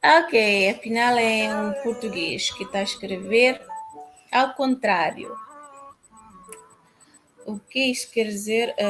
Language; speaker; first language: Portuguese; non-native, local second language; Tetum